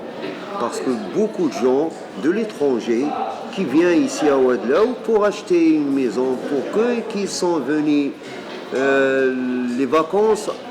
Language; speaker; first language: French; non-native, local second language; Arabic